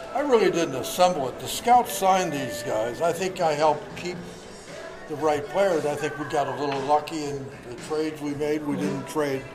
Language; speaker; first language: English; native; English